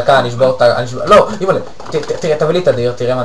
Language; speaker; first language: Hebrew; native; Hebrew